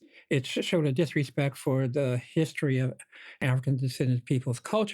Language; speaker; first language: English; native; English